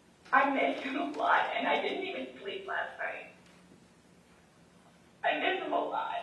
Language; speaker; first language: English; native; English